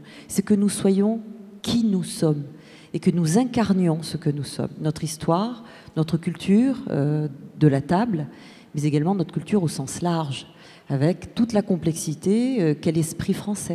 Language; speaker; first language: French; native; French